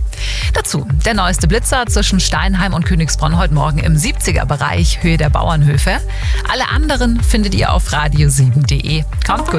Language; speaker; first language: German; native; German